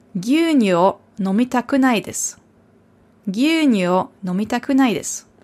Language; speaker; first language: Japanese; non-native, fluent; German